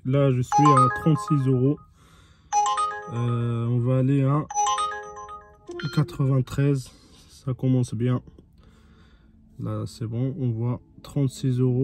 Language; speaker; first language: French; non-native, fluent; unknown